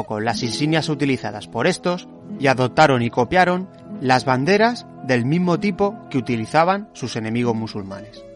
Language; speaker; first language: Spanish; native; Spanish